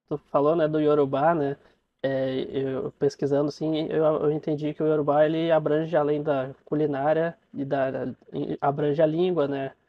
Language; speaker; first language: Portuguese; native; Portuguese